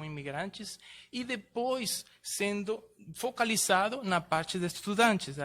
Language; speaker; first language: Portuguese; non-native, fluent; Spanish